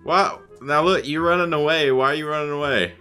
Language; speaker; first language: English; native; English